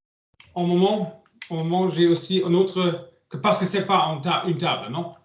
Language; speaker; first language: French; non-native, learner; English